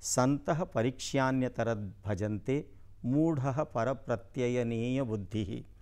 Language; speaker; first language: Hindi; native; Hindi